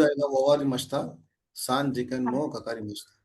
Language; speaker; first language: Japanese; non-native, learner; Tamil